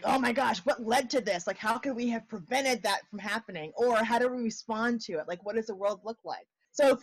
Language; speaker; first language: English; native; English